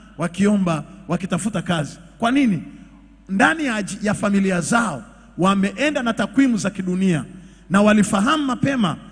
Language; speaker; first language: Swahili; native; Swahili